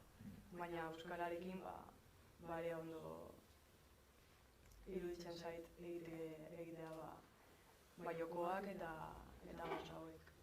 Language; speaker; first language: Basque; non-native, local second language; Spanish